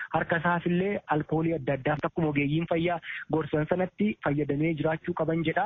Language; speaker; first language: Oromo; native; Oromo